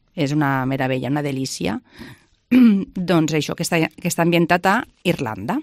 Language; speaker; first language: Catalan; native; Catalan